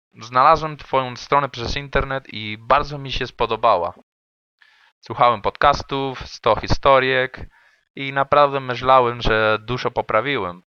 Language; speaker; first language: Polish; non-native, learner; Spanish